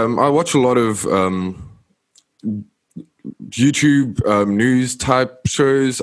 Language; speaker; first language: English; non-native, local second language; Afrikaans